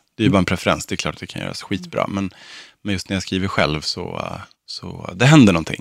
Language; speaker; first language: Swedish; native; Swedish